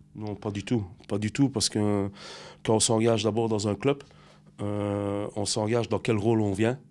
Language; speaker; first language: French; native; French